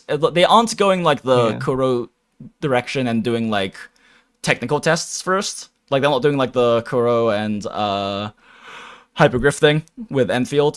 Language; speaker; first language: English; native; English